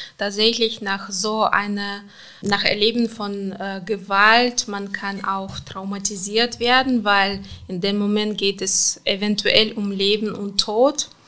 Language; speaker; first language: German; non-native, fluent; Russian